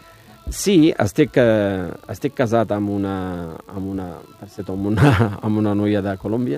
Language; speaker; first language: Catalan; non-native, fluent; Riffian